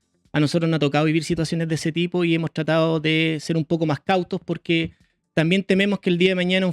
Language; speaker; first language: Spanish; native; Spanish